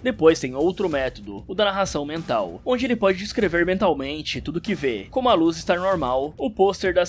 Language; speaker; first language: Portuguese; native; Portuguese